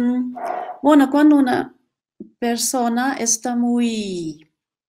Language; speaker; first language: Spanish; non-native, fluent; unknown